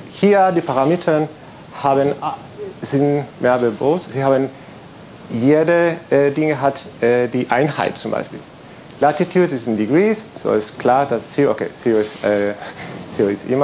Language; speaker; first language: German; non-native, learner; Spanish